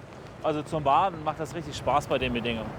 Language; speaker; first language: German; native; German